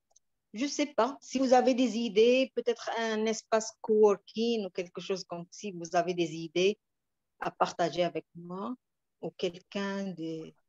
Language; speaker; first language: French; non-native, local second language; Arabic